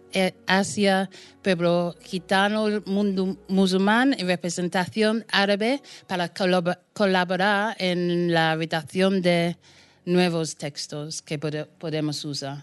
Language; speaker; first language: Spanish; non-native, fluent; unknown